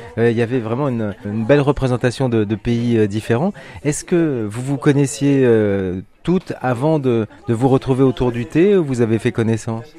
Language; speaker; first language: French; native; French